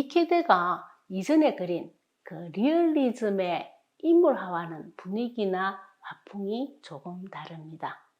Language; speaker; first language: Korean; native; Korean